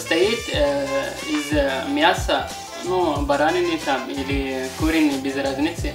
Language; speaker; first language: Russian; non-native, learner; Arabic